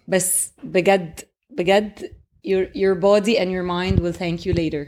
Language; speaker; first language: English; non-native, fluent; Arabic